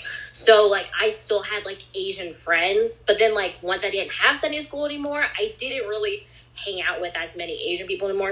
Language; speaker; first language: English; native; English